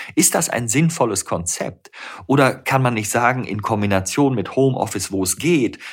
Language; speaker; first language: German; native; German